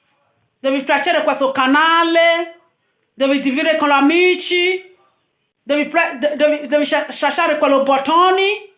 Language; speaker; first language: Italian; non-native, learner; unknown